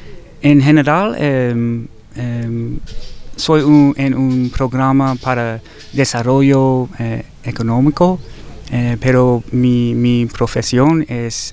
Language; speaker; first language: Spanish; non-native, learner; English